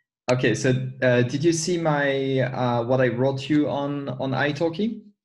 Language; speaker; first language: English; non-native, fluent; French